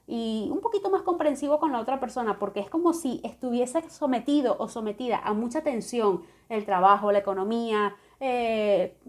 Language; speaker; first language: Spanish; native; Spanish